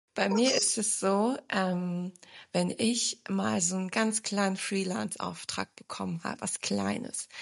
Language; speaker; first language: German; early bilingual, other home language; Turkish